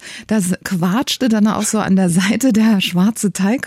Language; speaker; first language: German; native; German